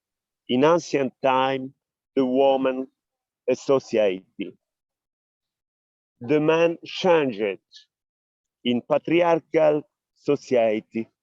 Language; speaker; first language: English; non-native, learner; Italian